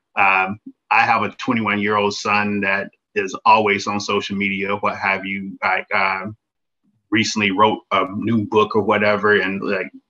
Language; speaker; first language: English; native; English